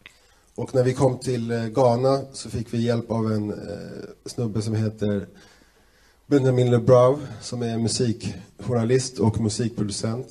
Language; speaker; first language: Swedish; native; Swedish